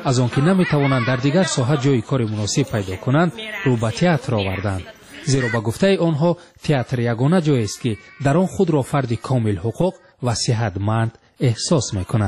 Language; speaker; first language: Tajik; native; Tajik